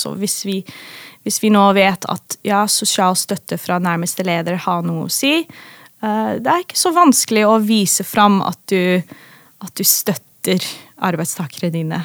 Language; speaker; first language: Norwegian; non-native, fluent; Dutch